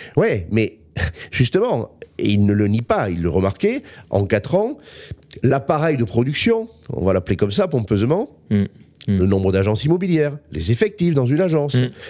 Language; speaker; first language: French; native; French